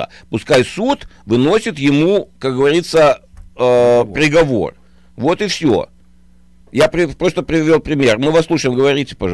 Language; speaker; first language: Russian; native; Russian